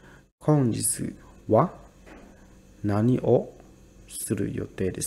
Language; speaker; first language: Japanese; non-native, fluent; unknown